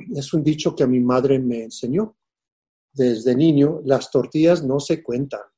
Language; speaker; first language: Spanish; early bilingual, heritage; Spanish